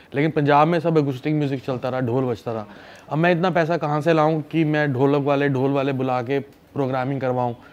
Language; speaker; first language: Hindi; native; Hindi